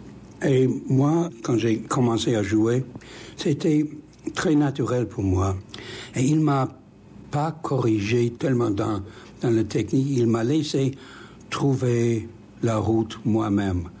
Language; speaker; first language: French; non-native, fluent; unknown